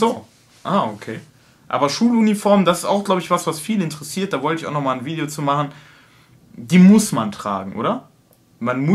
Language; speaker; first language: German; native; German